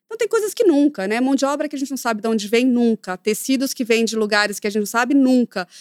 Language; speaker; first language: Portuguese; native; Portuguese